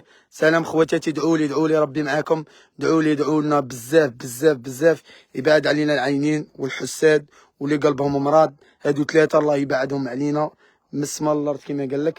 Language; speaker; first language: Arabic; native; Arabic